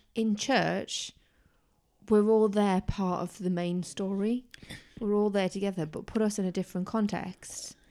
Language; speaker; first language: English; native; English